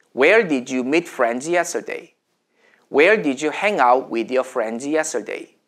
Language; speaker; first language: English; non-native, fluent; Korean